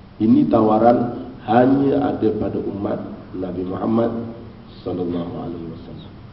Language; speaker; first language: Malay; native; Malay